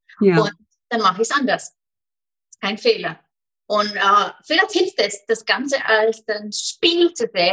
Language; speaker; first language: German; non-native, fluent; Icelandic